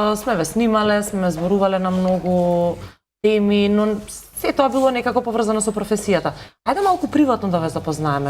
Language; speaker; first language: Macedonian; native; Macedonian